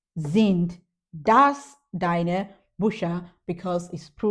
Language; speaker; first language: German; non-native, learner; English